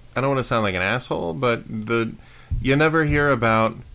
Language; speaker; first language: English; native; English